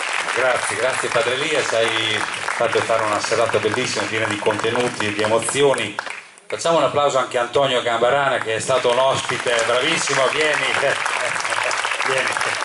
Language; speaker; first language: Italian; native; Italian